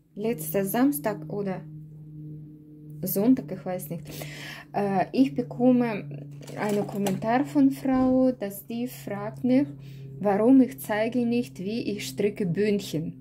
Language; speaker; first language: German; non-native, learner; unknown